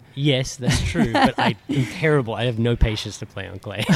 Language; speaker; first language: English; native; English